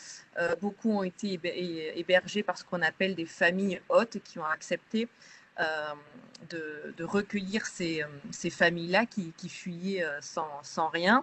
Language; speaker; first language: French; native; French